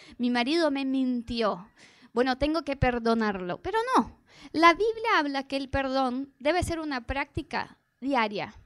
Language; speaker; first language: Spanish; non-native, fluent; Portuguese